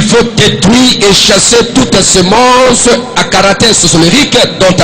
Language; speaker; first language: French; non-native, local second language; Lingala